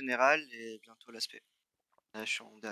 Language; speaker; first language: French; native; French